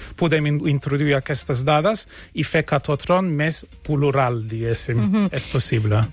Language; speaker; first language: Catalan; non-native, fluent; Turkish